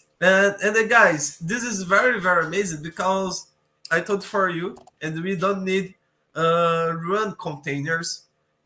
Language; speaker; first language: English; non-native, learner; Portuguese